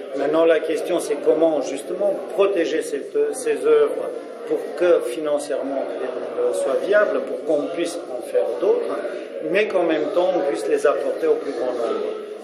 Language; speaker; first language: French; non-native, fluent; Romanian